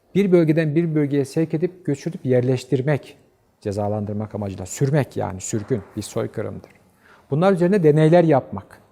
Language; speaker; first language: Turkish; native; Turkish